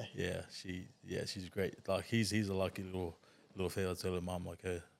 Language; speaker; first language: English; non-native, fluent; Tongan